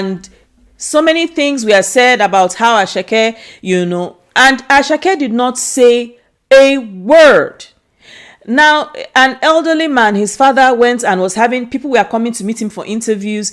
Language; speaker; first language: English; non-native, local second language; Igbo